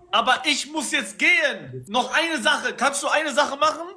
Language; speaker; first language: German; native; German